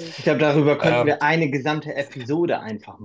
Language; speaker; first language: German; native; German